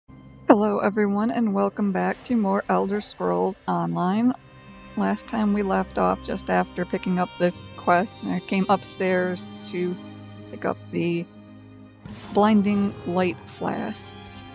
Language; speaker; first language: English; native; English